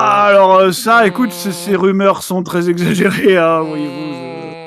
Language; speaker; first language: French; native; French